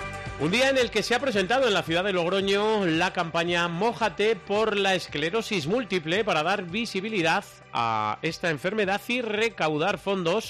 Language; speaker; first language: Spanish; native; Spanish